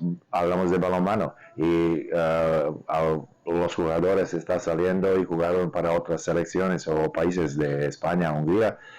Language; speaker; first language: Spanish; non-native, learner; Serbian